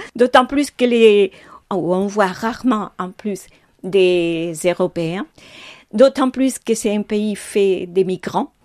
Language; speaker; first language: French; non-native, fluent; Spanish